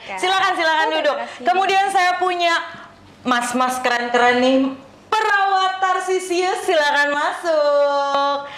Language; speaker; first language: Indonesian; native; Indonesian